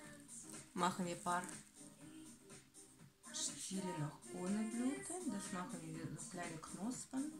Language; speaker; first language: German; non-native, learner; Russian